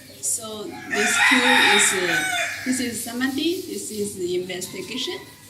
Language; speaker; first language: English; non-native, learner; Chinese